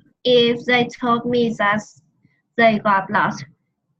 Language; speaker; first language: English; non-native, learner; Vietnamese